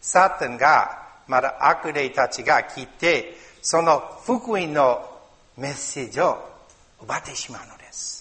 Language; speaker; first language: Japanese; non-native, learner; English